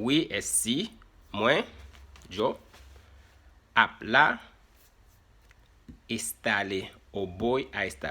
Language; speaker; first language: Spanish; non-native, fluent; Haitian Creole